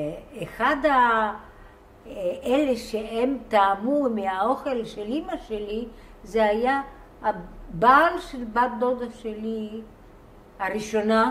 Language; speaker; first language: Hebrew; non-native, fluent; Bulgarian